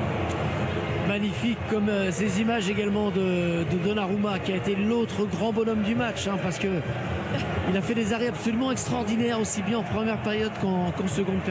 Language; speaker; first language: French; native; French